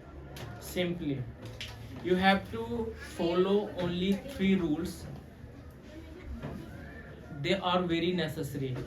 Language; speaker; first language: English; non-native, local second language; Hindi